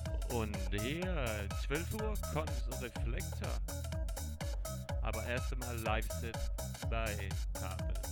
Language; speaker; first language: German; non-native, learner; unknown